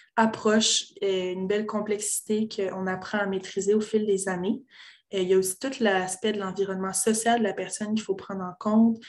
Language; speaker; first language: French; native; French